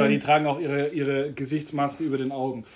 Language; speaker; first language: German; native; German